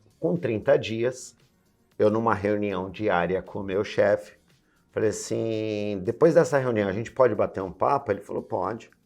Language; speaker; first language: Portuguese; native; Portuguese